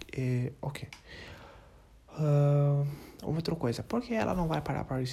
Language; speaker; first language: Portuguese; non-native, learner; English